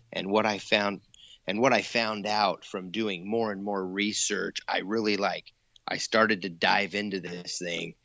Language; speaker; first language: English; native; English